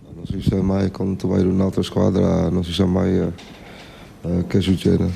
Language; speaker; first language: Italian; non-native, fluent; Dutch